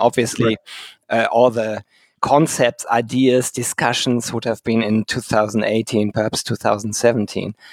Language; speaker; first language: English; non-native, fluent; German